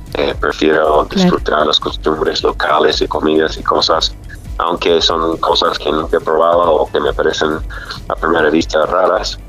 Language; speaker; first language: Spanish; non-native, fluent; English